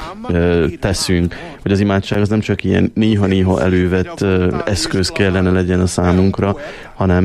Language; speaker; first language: Hungarian; native; Hungarian